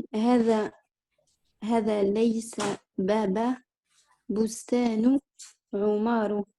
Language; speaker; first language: Arabic; non-native, learner; French